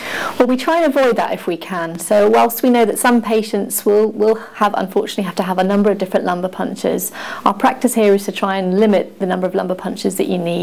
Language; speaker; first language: English; native; English